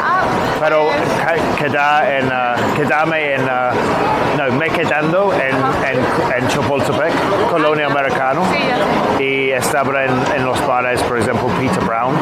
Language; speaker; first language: Spanish; non-native, learner; English